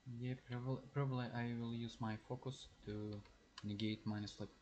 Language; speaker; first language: English; non-native, learner; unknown